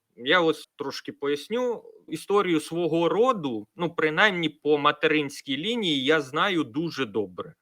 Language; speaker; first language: Ukrainian; non-native, local second language; Russian